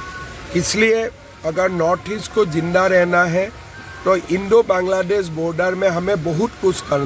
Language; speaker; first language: Hindi; non-native, local second language; Assamese